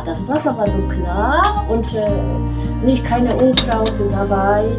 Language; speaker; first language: German; non-native, fluent; Korean